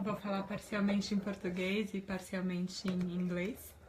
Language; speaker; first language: Portuguese; native; Portuguese